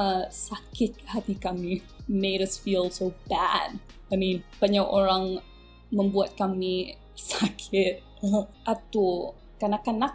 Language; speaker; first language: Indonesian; non-native, local second language; English